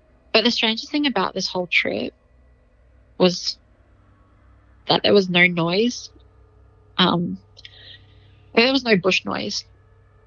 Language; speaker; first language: English; native; English